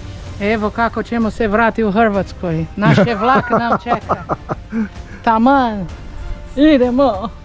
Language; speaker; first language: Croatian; non-native, learner; Portuguese